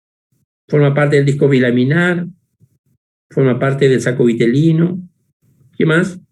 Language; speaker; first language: Spanish; native; Spanish